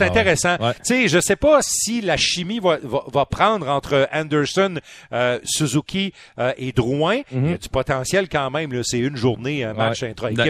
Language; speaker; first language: French; native; French